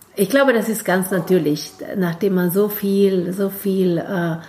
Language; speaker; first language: German; non-native, fluent; Spanish